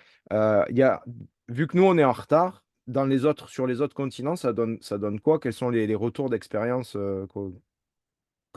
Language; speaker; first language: French; native; French